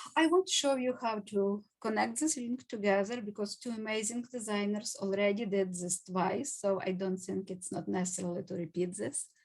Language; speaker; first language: English; non-native, fluent; Ukrainian